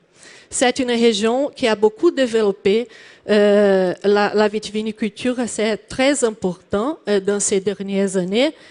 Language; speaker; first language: French; non-native, learner; Portuguese